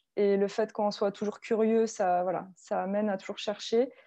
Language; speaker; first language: French; native; French